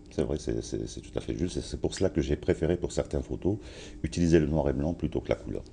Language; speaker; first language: French; non-native, local second language; Arabic